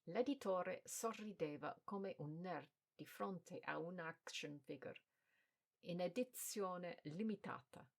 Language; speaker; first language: Italian; non-native, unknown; English